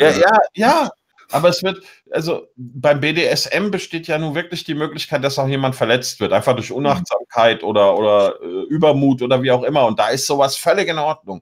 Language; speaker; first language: German; native; German